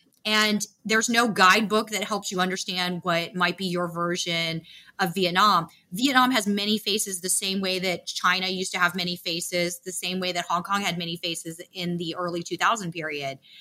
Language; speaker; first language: English; native; English